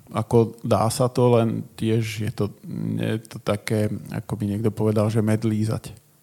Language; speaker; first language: Slovak; native; Slovak